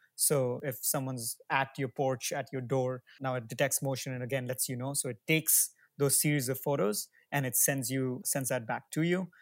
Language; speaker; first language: English; non-native, local second language; Hindi